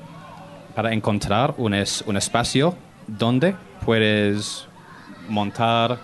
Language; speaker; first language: Spanish; non-native, learner; English